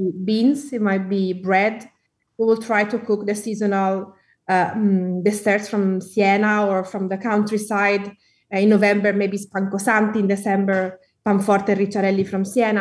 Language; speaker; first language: English; non-native, fluent; Italian